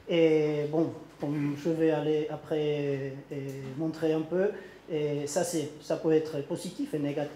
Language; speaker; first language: French; non-native, learner; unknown